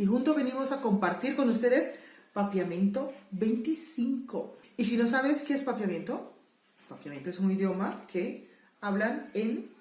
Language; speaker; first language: Spanish; non-native, fluent; Papiamento